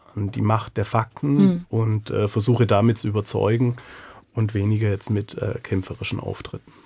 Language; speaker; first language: German; native; German